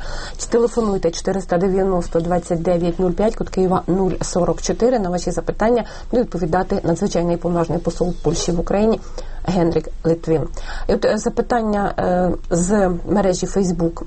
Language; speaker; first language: Ukrainian; native; Ukrainian